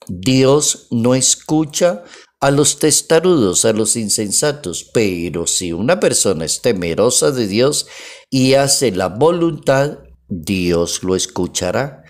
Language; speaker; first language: Spanish; native; Spanish